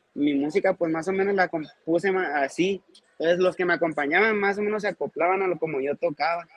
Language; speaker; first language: Spanish; non-native, local second language; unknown